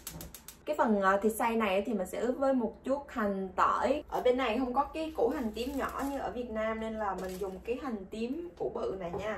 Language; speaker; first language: Vietnamese; native; Vietnamese